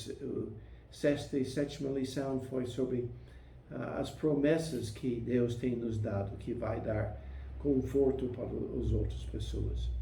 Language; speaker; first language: Portuguese; non-native, fluent; English